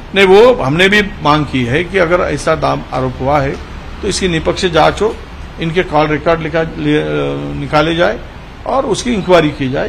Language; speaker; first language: Hindi; non-native, local second language; Marathi